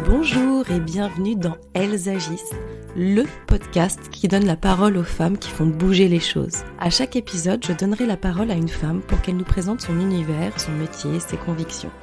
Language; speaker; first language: French; native; French